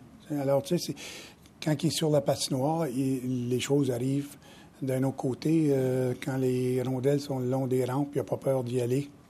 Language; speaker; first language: French; native; French